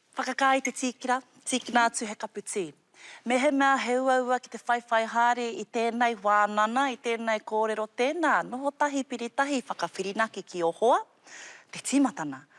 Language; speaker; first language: Māori; native; Māori